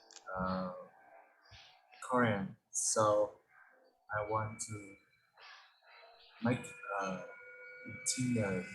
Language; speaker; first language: English; non-native, learner; Vietnamese